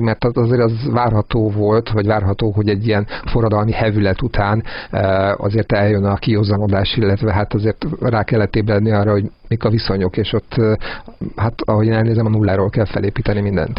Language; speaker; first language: Hungarian; native; Hungarian